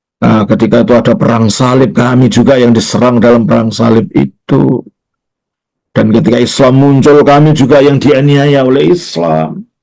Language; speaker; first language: Indonesian; native; Indonesian